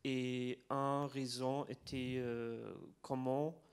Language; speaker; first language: French; non-native, fluent; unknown